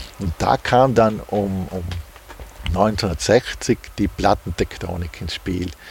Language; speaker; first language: German; native; German